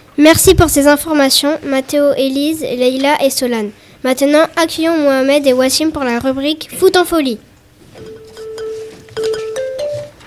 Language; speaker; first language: French; native; French